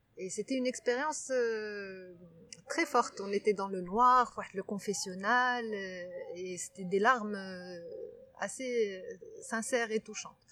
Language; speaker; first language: French; non-native, local second language; Arabic